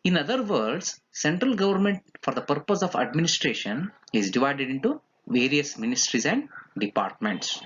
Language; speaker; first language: English; non-native, local second language; Kannada